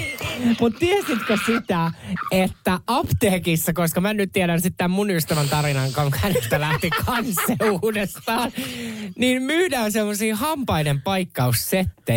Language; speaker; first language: Finnish; native; Finnish